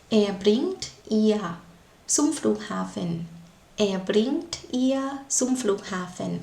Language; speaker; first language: German; non-native, learner; Thai